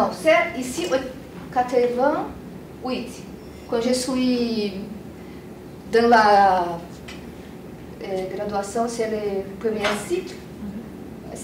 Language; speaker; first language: French; non-native, learner; Portuguese